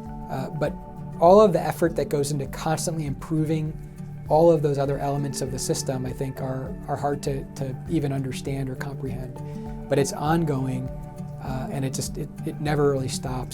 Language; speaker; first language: English; native; English